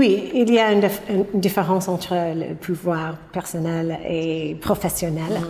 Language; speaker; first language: French; non-native, fluent; English